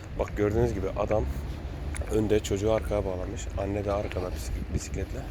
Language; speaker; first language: Turkish; early bilingual, heritage; Turkish